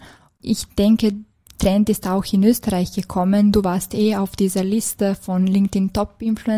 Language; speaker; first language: German; non-native, fluent; Serbian